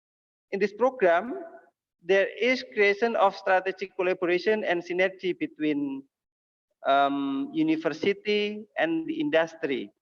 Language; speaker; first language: English; non-native, learner; Indonesian